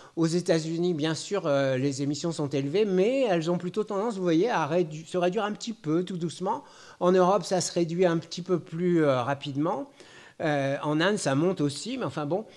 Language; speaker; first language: French; native; French